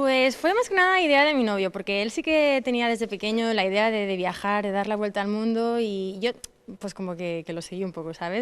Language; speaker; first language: Spanish; non-native, local second language; Catalan